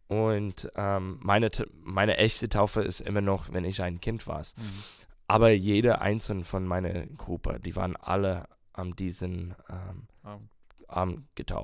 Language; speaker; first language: German; non-native, fluent; English